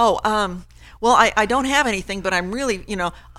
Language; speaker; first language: English; native; English